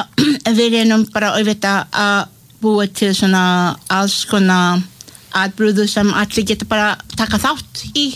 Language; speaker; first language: Icelandic; non-native, learner; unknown